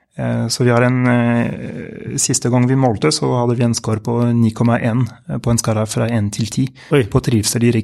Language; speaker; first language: Norwegian; non-native, fluent; French